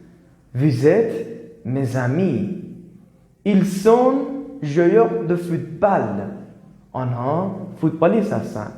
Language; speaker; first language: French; non-native, learner; Persian